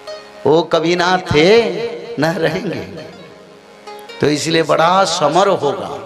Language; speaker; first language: Hindi; non-native, local second language; Odia